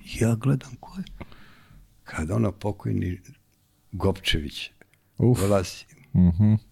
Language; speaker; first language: Serbian; native; Serbian